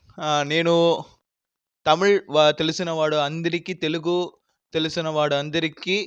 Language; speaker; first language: Telugu; non-native, learner; Tamil